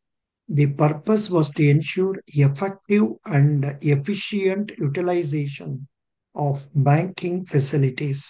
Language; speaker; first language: English; non-native, local second language; Telugu